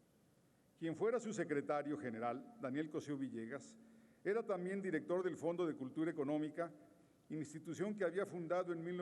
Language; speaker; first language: Spanish; native; Spanish